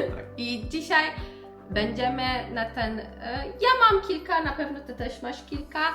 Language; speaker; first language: Polish; non-native, learner; Persian